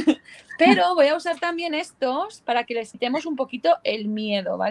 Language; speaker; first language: Spanish; native; Spanish